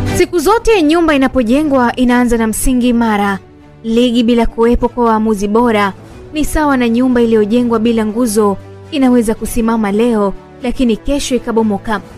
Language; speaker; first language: Swahili; native; Swahili